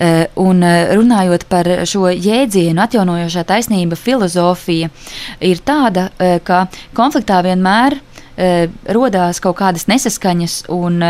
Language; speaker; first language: Latvian; native; Latvian